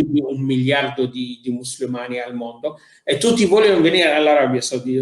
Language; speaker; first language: Italian; non-native, fluent; Arabic